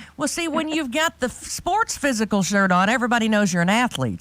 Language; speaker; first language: English; native; English